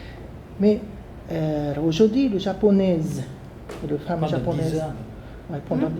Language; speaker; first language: French; non-native, learner; Japanese